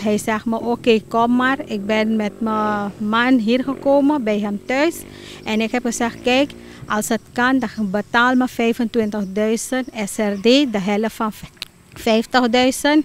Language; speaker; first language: Dutch; non-native, local second language; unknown